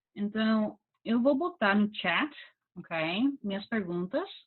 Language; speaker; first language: Portuguese; non-native, fluent; English